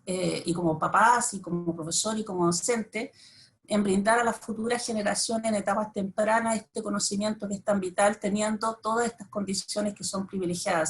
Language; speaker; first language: Spanish; native; Spanish